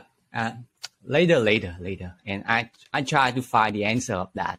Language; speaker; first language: English; non-native, learner; Vietnamese